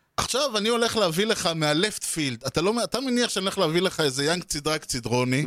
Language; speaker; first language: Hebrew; native; Hebrew